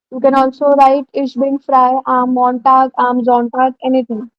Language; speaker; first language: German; non-native, fluent; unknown